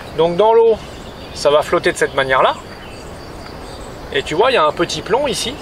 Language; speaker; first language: French; native; French